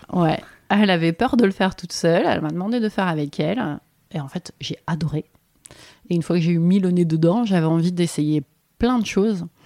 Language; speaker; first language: French; native; French